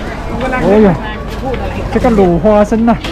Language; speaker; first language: Thai; non-native, learner; Chinese